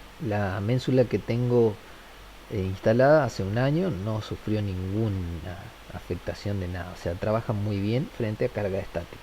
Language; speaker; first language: Spanish; native; Spanish